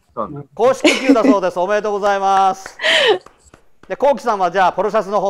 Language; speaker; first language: Japanese; native; Japanese